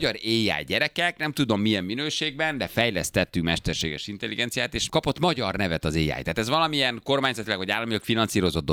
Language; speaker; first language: Hungarian; native; Hungarian